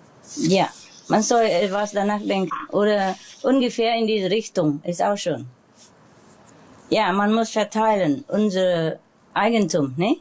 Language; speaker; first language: German; non-native, learner; Vietnamese